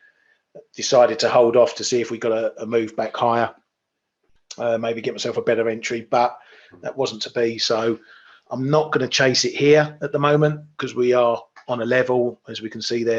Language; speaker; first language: English; native; English